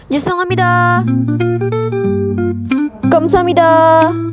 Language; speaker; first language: Korean; non-native, learner; Indonesian